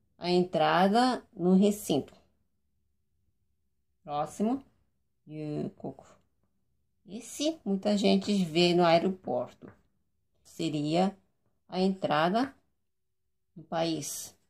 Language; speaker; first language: Portuguese; non-native, fluent; Japanese